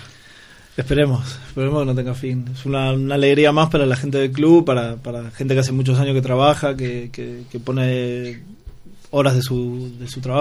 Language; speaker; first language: Spanish; native; Spanish